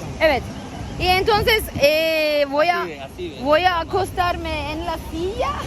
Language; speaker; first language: Spanish; non-native, learner; Turkish